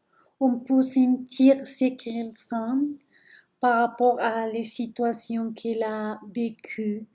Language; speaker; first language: French; non-native, learner; Spanish